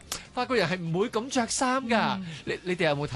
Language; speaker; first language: Cantonese; native; Cantonese